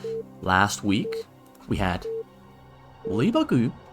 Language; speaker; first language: English; native; English